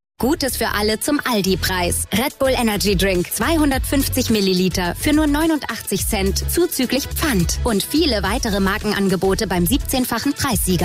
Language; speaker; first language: German; native; German